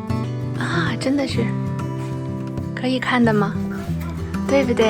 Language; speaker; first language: Chinese; native; Chinese